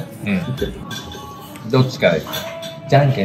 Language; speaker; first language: Japanese; native; Japanese